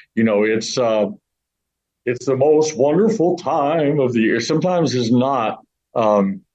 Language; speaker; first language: English; native; English